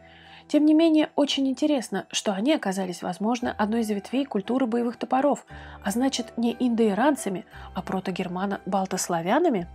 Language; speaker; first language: Russian; native; Russian